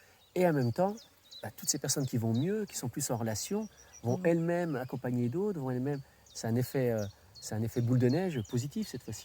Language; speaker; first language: French; native; French